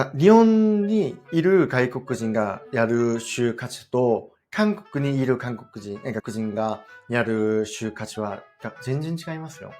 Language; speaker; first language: Japanese; non-native, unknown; Korean